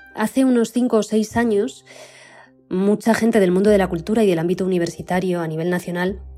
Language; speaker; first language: Spanish; native; Spanish